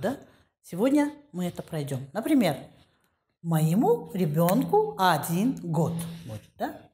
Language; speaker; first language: Russian; non-native, local second language; Kazakh